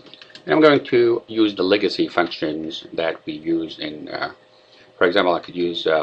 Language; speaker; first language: English; non-native, fluent; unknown